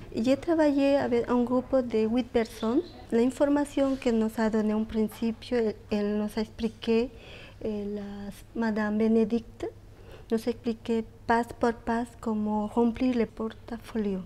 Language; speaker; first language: French; non-native, learner; Spanish